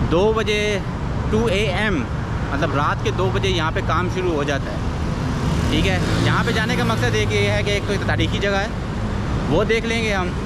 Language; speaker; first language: Urdu; native; Urdu